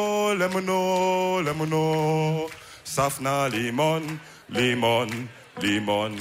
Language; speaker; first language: German; early bilingual, other home language; Wolof